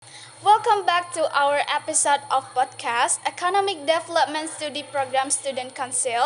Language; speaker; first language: English; non-native, local second language; Indonesian